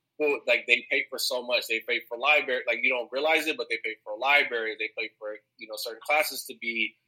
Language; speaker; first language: English; native; English